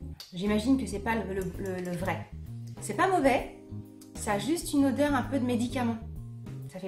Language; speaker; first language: French; native; French